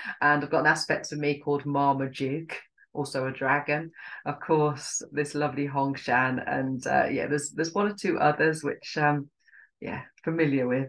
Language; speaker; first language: English; native; English